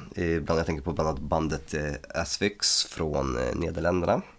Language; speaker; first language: Swedish; native; Swedish